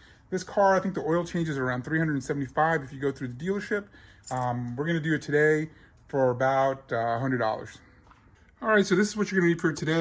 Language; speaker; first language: English; native; English